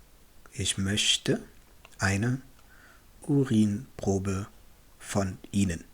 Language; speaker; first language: German; non-native, fluent; Tigrinya